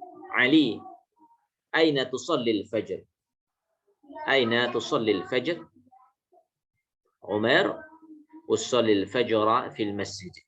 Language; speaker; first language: Arabic; non-native, fluent; Indonesian